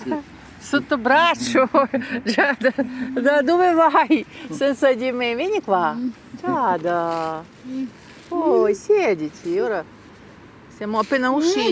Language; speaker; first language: Italian; non-native, learner; Ukrainian